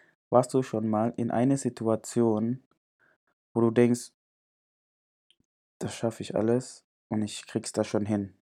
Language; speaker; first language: German; non-native, fluent; Indonesian